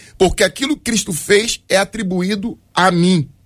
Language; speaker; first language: Portuguese; native; Portuguese